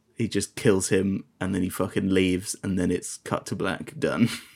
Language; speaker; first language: English; native; English